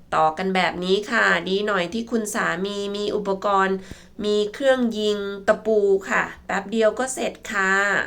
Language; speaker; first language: Thai; native; Thai